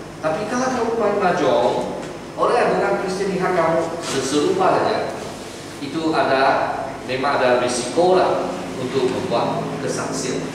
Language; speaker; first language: Malay; non-native, local second language; Chinese